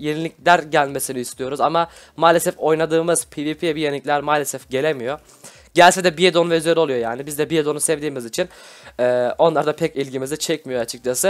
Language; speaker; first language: Turkish; native; Turkish